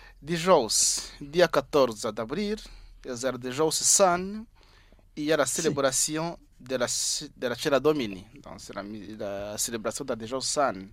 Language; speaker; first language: Catalan; non-native, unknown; Kinyarwanda